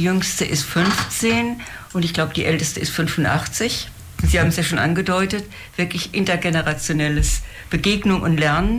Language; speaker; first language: German; native; German